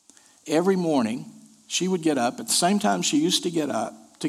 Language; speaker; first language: English; native; English